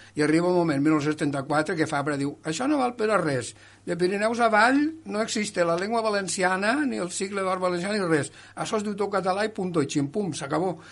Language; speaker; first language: Catalan; native; Catalan